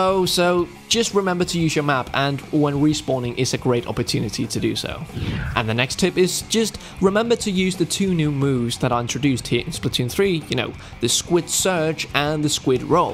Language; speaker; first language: English; non-native, fluent; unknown